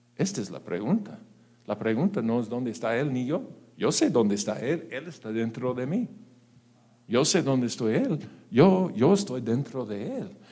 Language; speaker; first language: Spanish; non-native, fluent; English